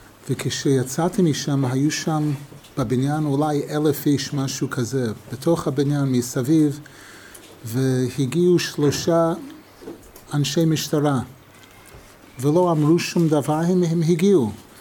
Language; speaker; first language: Hebrew; non-native, fluent; English